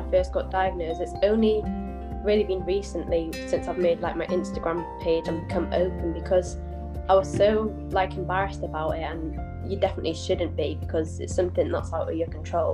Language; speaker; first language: English; native; English